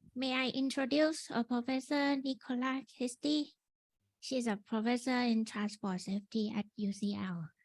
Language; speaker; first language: English; non-native, fluent; Thai